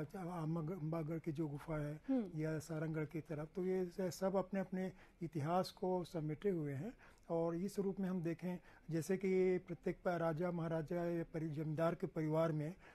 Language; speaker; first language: Hindi; native; Hindi